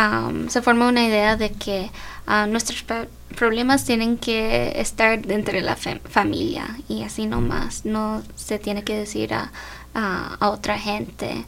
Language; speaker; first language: Spanish; early bilingual, heritage; Spanish